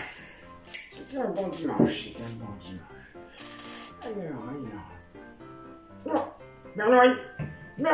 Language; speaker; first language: French; native; French